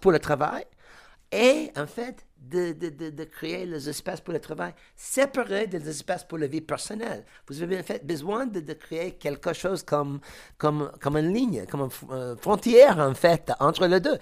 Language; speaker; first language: French; non-native, fluent; English